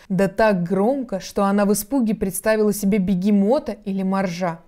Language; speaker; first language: Russian; native; Russian